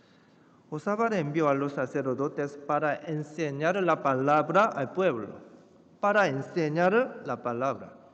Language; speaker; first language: Spanish; non-native, fluent; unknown